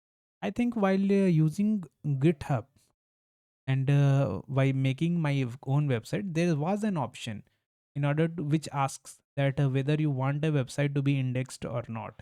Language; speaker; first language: English; non-native, local second language; Hindi